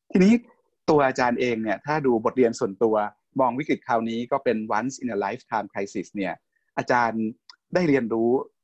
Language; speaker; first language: Thai; native; Thai